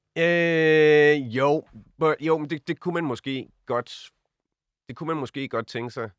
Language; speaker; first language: Danish; native; Danish